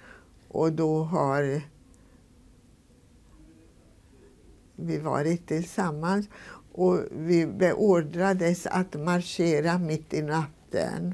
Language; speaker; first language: Swedish; non-native, fluent; Hungarian